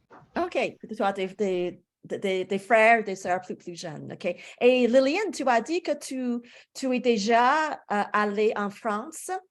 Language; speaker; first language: French; non-native, fluent; Cantonese